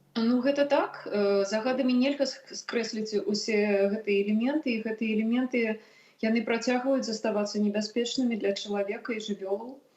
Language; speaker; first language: Belarusian; non-native, local second language; Russian